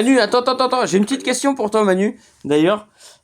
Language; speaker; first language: French; native; French